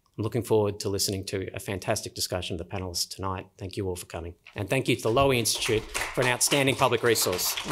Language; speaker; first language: English; native; English